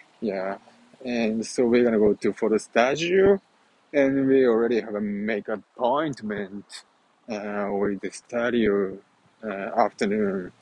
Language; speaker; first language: English; non-native, fluent; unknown